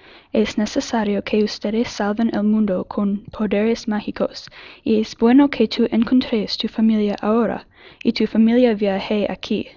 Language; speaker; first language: Spanish; non-native, learner; English